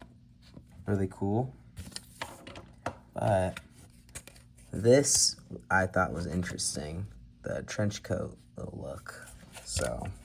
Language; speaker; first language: English; native; English